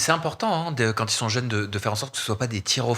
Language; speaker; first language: French; native; French